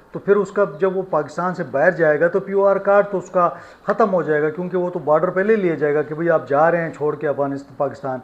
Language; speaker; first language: Urdu; native; Urdu